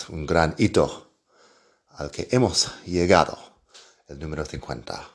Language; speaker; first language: Spanish; non-native, fluent; English